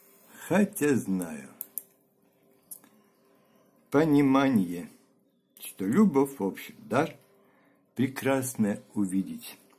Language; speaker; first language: Russian; native; Russian